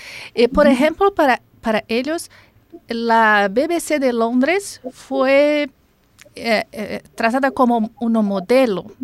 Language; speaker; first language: Spanish; non-native, fluent; Portuguese